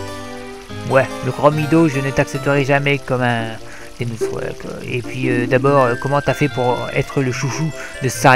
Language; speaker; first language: French; native; French